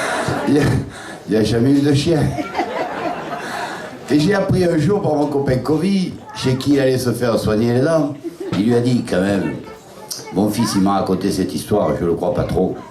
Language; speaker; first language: French; native; French